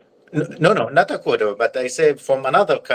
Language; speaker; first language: English; non-native, learner; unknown